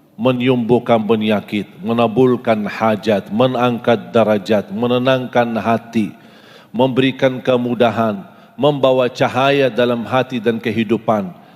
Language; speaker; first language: Malay; non-native, fluent; Arabic